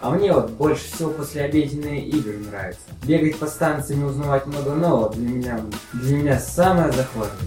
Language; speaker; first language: Russian; native; Russian